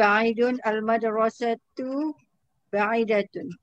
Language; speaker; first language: Arabic; non-native, learner; Malay